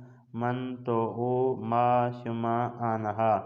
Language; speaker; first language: Persian; non-native, fluent; Urdu